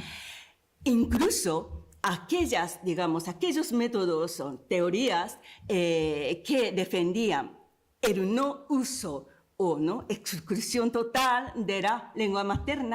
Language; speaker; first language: Spanish; non-native, fluent; Japanese